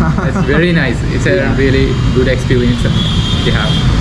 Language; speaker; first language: English; non-native, local second language; Malayalam